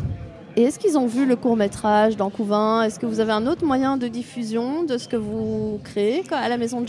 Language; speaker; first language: French; native; French